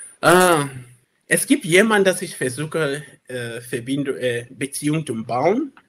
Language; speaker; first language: German; non-native, learner; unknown